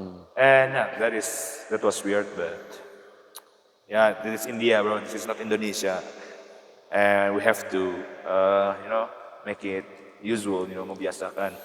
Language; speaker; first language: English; non-native, learner; Indonesian